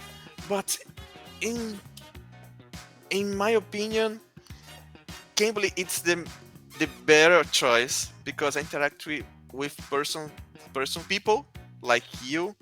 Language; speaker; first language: English; non-native, learner; Portuguese